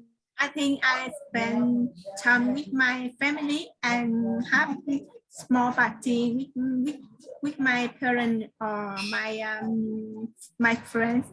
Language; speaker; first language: English; non-native, learner; Vietnamese